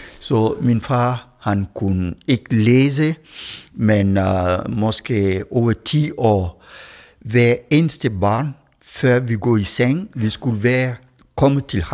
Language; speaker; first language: Danish; non-native, fluent; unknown